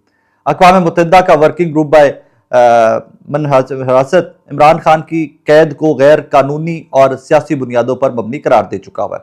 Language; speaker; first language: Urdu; non-native, local second language; Punjabi